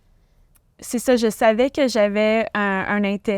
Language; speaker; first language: French; native; French